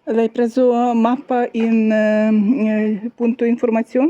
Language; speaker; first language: Italian; non-native, learner; Ukrainian